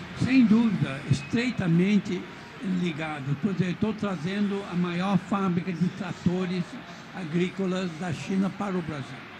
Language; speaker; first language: Portuguese; non-native, fluent; Chinese